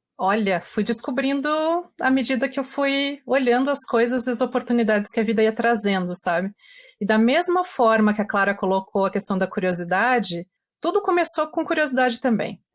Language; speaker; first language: Portuguese; native; Portuguese